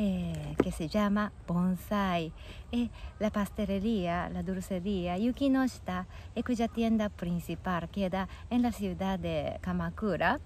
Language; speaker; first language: Spanish; non-native, fluent; Japanese